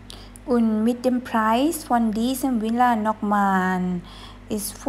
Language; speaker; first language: German; non-native, fluent; Thai